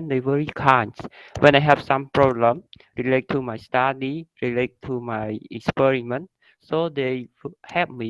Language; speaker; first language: English; non-native, learner; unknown